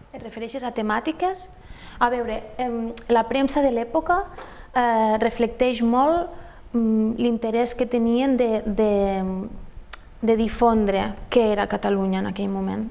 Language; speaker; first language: Catalan; native; Catalan